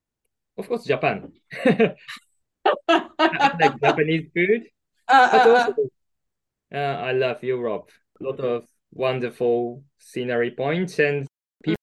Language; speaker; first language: English; non-native, learner; Japanese